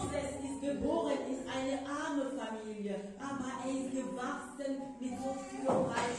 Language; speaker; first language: German; non-native, fluent; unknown